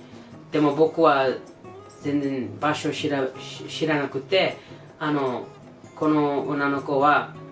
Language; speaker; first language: Japanese; non-native, learner; English